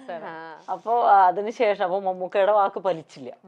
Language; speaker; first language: Malayalam; native; Malayalam